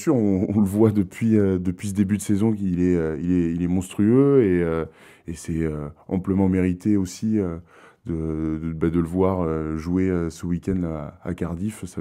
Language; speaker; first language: French; native; French